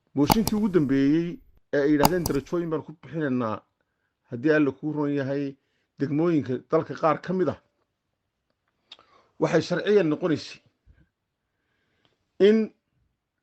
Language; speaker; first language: Somali; native; Somali